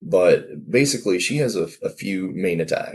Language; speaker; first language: English; native; English